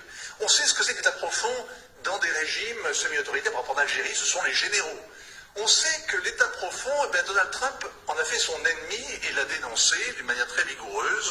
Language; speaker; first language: French; native; French